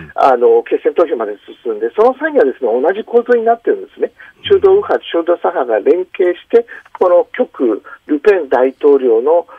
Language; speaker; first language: Japanese; native; Japanese